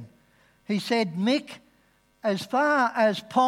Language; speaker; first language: English; native; English